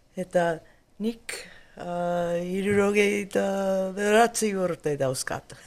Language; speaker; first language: Basque; non-native, fluent; English